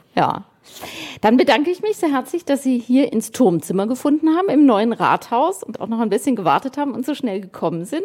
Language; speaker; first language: German; native; German